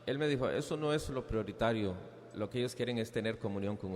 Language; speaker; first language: Spanish; native; Spanish